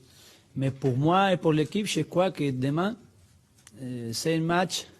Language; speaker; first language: French; non-native, learner; Spanish